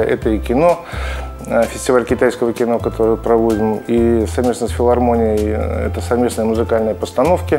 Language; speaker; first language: Russian; native; Russian